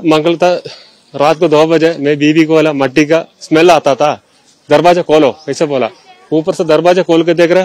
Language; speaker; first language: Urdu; non-native, local second language; Malayalam